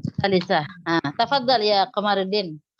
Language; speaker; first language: Arabic; non-native, fluent; Indonesian